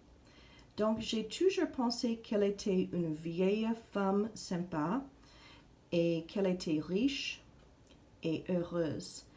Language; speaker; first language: French; non-native, fluent; English